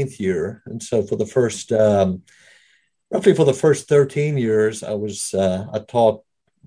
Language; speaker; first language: English; native; English